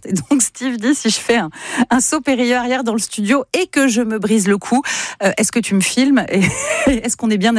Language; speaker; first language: French; native; French